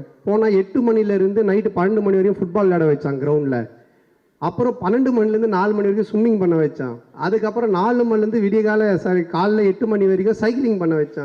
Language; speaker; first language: Tamil; native; Tamil